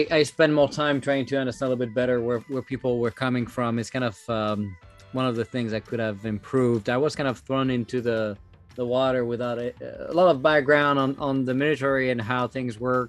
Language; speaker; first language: English; non-native, fluent; French